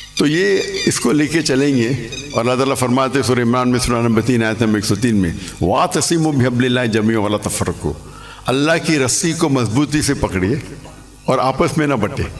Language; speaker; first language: Urdu; non-native, local second language; English